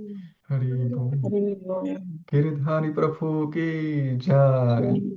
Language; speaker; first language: Russian; non-native, fluent; Georgian